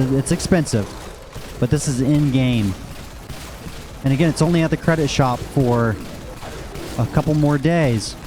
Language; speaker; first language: English; native; English